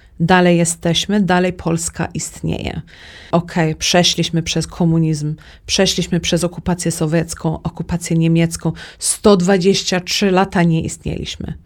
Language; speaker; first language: Polish; early bilingual, heritage; Polish